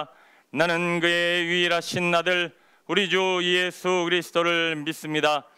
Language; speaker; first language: Korean; native; Korean